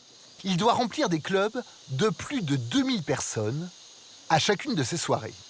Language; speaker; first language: French; native; French